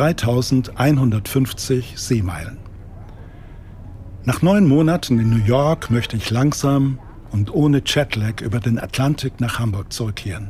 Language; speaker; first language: German; native; German